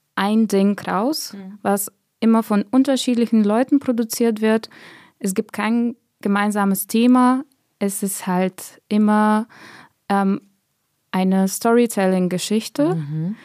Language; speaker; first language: German; non-native, fluent; Bulgarian